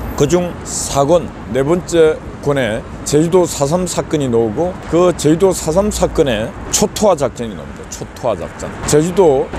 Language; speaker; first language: Korean; native; Korean